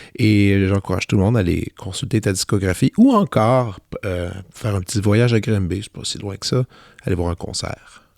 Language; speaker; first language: French; native; French